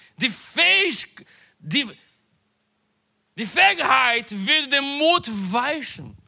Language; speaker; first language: German; non-native, learner; Portuguese